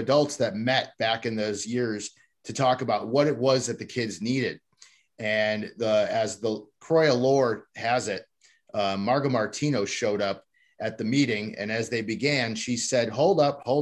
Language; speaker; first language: English; native; English